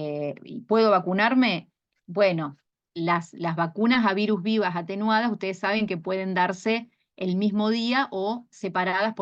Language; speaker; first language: Spanish; native; Spanish